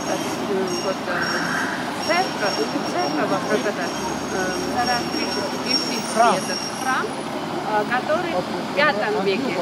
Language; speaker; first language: Russian; non-native, fluent; Georgian